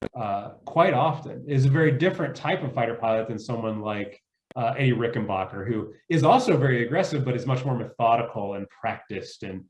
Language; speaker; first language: English; native; English